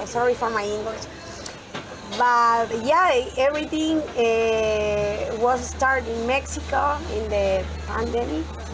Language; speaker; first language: English; non-native, learner; Spanish